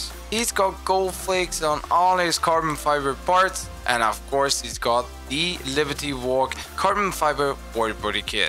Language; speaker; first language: English; non-native, fluent; Swedish